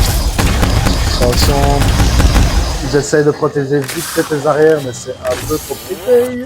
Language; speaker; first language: French; native; French